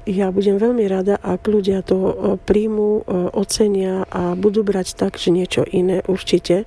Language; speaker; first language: Slovak; non-native, fluent; Armenian